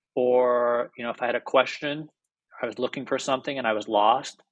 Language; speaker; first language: English; native; English